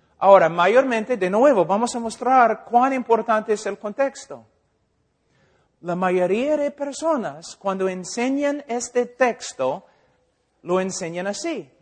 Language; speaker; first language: Spanish; non-native, fluent; English